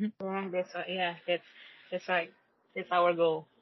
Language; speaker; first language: English; non-native, learner; Indonesian